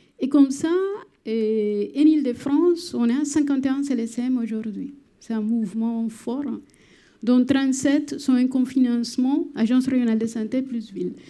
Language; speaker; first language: French; non-native, fluent; Spanish